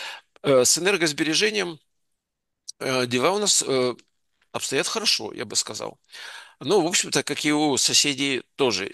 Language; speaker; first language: Russian; native; Russian